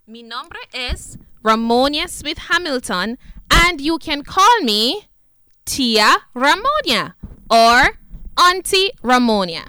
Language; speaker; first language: Spanish; non-native, fluent; English